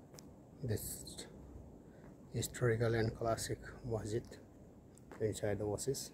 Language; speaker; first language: English; non-native, learner; Nepali